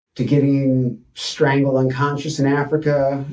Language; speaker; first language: English; native; English